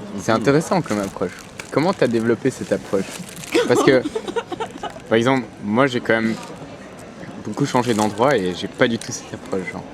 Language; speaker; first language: French; early bilingual, other home language; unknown